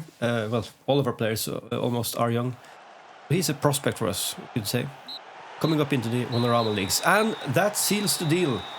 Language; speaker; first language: English; non-native, fluent; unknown